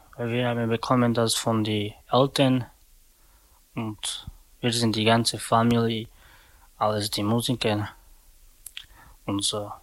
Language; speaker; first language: German; non-native, learner; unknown